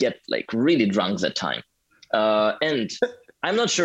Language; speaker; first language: English; non-native, fluent; Russian